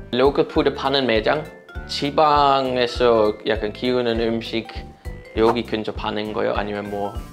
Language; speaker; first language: Korean; non-native, fluent; Dutch